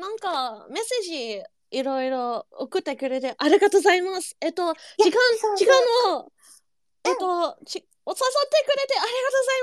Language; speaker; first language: Japanese; non-native, learner; English